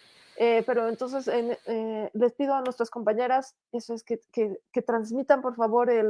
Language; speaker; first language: Spanish; native; Spanish